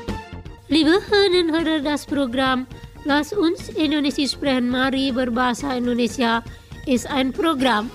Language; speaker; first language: German; non-native, fluent; Indonesian